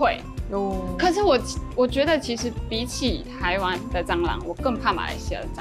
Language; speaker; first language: Chinese; non-native, fluent; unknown